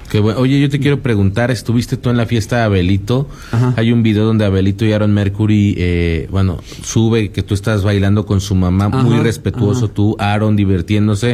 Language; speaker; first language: Spanish; native; Spanish